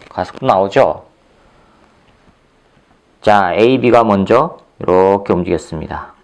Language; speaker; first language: Korean; native; Korean